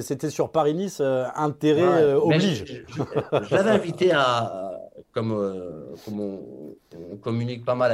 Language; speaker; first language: French; native; French